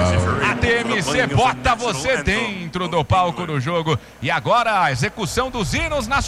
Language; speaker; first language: Portuguese; native; Portuguese